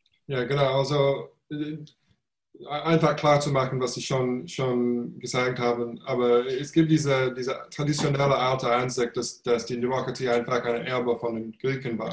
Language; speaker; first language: German; non-native, fluent; English